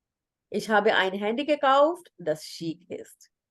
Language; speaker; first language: German; non-native, fluent; Urdu